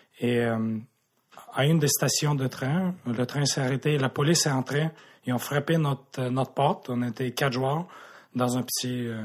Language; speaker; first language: French; early bilingual, other home language; Russian